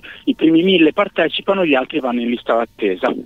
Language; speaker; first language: Italian; native; Italian